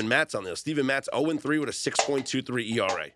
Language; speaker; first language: English; native; English